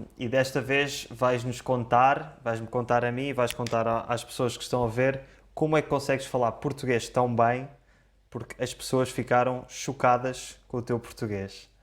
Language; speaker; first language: Portuguese; native; Portuguese